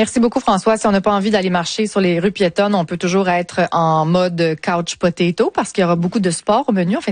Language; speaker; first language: French; native; French